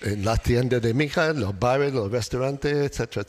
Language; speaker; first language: Spanish; non-native, learner; English